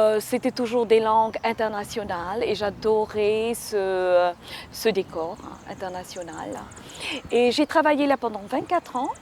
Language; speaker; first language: French; non-native, local second language; Morisyen